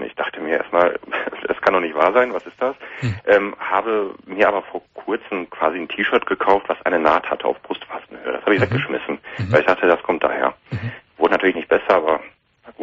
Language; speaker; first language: German; native; German